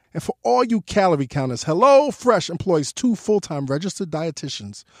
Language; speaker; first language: English; early bilingual, other home language; Haitian Creole